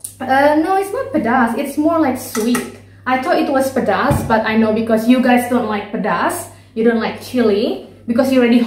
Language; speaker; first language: English; non-native, learner; Indonesian